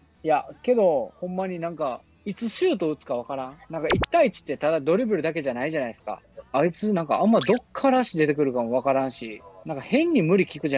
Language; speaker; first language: Japanese; native; Japanese